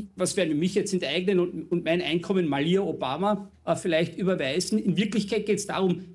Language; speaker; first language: German; non-native, fluent; English